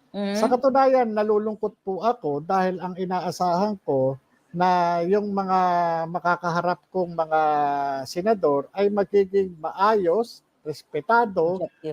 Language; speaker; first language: Filipino; native; Filipino